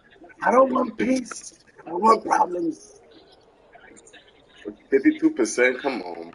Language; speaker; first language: English; native; English